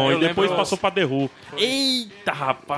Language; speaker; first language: Portuguese; native; Portuguese